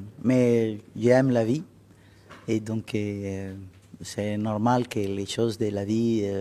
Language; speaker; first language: French; non-native, fluent; Spanish